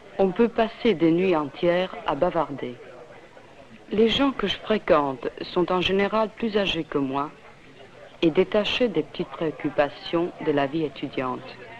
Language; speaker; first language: French; non-native, fluent; Serbian